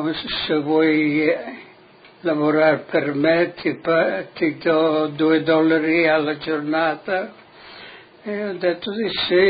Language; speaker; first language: Italian; non-native, local second language; Friulian